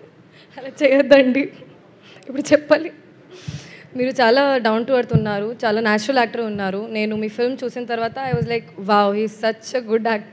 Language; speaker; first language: Telugu; non-native, local second language; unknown